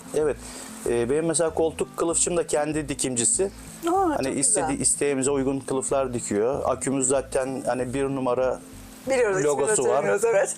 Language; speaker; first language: Turkish; native; Turkish